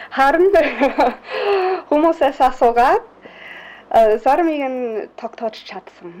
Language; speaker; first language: Mongolian; non-native, fluent; English